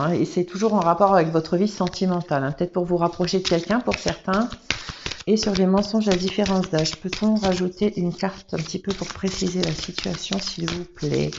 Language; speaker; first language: French; native; French